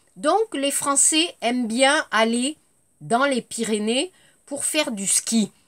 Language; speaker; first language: French; native; French